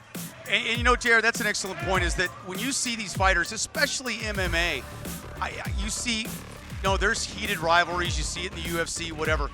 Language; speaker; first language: English; native; English